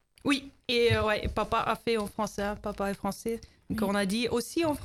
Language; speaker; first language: French; non-native, local second language; Dutch